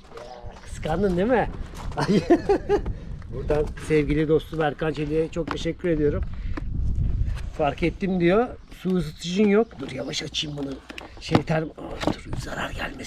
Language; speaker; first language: Turkish; native; Turkish